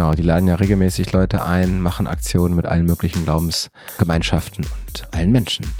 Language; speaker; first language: German; native; German